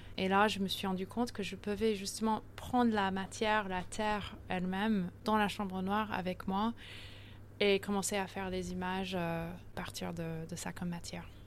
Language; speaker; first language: French; early bilingual, heritage; French